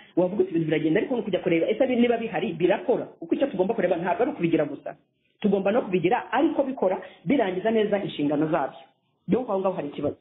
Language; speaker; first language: Kinyarwanda; native; Kinyarwanda